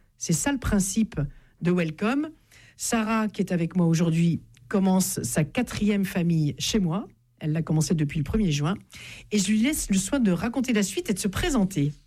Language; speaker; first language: French; native; French